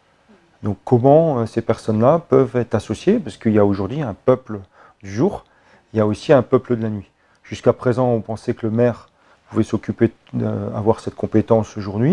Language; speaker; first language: French; native; French